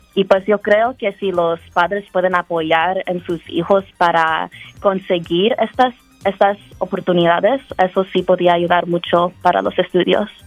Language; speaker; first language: Spanish; early bilingual, heritage; Spanish